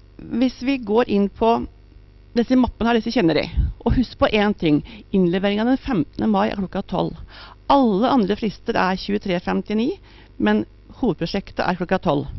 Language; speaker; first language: Norwegian; native; Norwegian